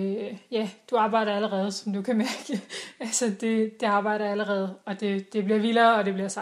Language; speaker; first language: Danish; native; Danish